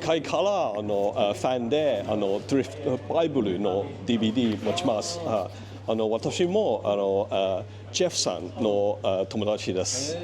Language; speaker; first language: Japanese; non-native, learner; Cantonese